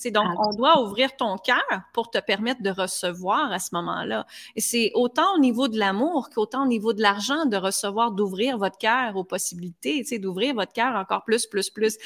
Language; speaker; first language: French; native; French